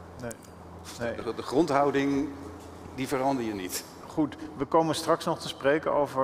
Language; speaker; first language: Dutch; native; Dutch